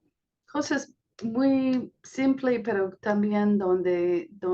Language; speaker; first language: Spanish; non-native, fluent; English